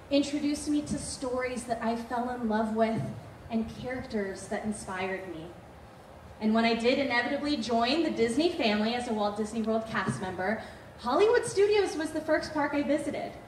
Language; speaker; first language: English; native; English